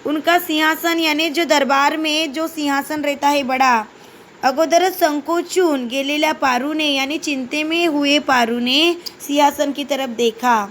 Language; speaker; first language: Hindi; non-native, local second language; Marathi